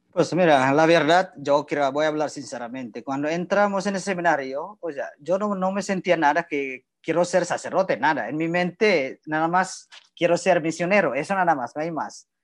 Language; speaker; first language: Spanish; non-native, learner; Indonesian